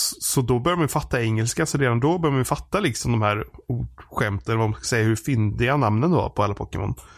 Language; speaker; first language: Swedish; native; Swedish